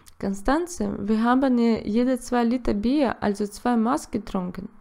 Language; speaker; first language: German; non-native, learner; Russian